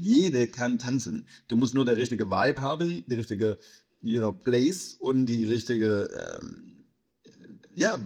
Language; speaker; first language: German; non-native, fluent; English